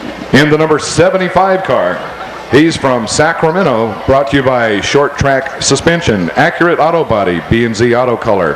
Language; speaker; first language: English; native; English